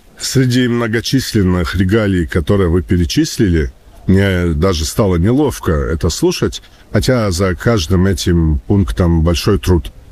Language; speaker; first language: Russian; native; Russian